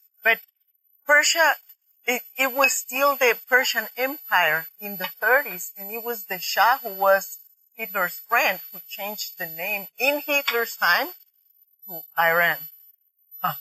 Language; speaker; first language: English; non-native, fluent; Spanish